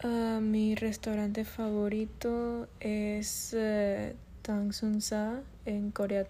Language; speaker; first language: Spanish; early bilingual, other home language; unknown